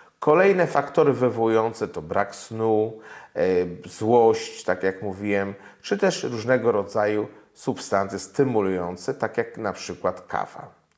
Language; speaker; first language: Polish; native; Polish